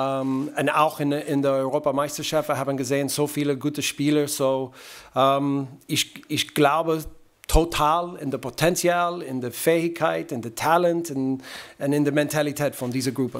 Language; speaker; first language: German; non-native, fluent; English